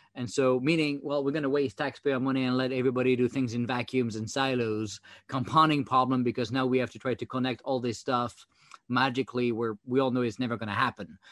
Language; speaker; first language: English; non-native, fluent; French